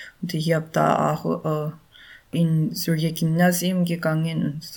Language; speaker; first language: German; non-native, learner; Korean